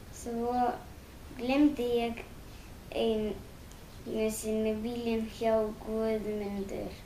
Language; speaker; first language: Icelandic; early bilingual, other home language; Russian